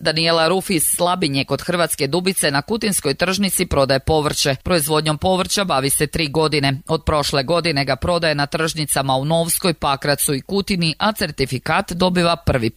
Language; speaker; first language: Serbian; native; Serbian